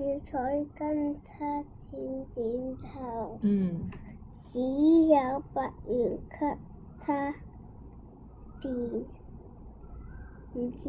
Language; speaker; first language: Chinese; non-native, local second language; Cantonese